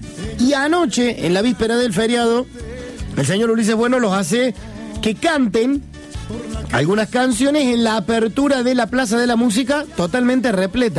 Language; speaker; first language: Spanish; native; Spanish